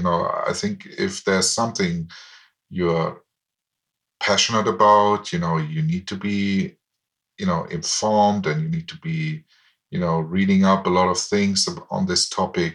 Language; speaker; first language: English; non-native, fluent; German